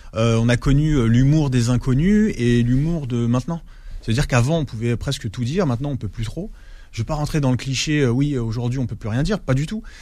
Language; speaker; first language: French; native; French